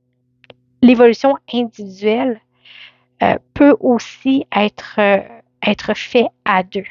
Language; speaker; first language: French; native; French